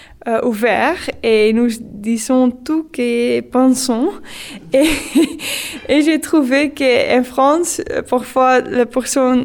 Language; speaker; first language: French; non-native, learner; Dutch